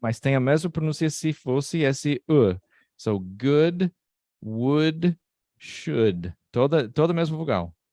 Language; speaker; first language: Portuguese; non-native, fluent; English